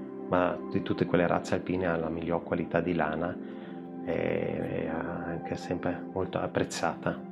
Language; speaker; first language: Italian; non-native, local second language; German